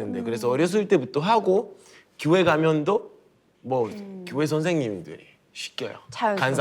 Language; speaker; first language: Korean; early bilingual, heritage; English